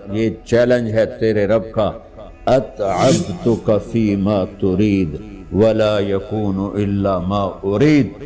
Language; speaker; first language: Urdu; non-native, local second language; Punjabi